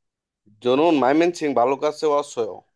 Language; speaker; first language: Korean; non-native, learner; Bangla